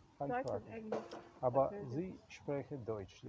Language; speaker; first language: German; non-native, learner; Croatian